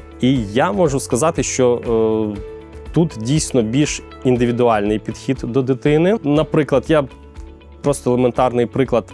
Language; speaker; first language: Ukrainian; native; Ukrainian